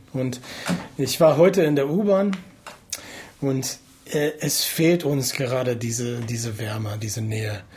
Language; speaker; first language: German; non-native, fluent; English